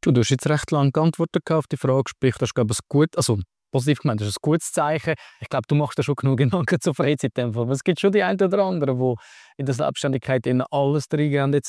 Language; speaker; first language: German; native; German